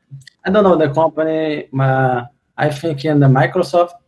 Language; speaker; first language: English; non-native, learner; Portuguese